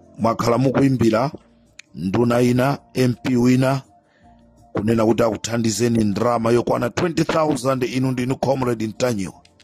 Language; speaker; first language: Nyanja; native; Nyanja